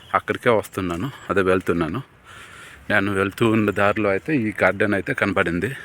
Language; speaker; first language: Telugu; non-native, local second language; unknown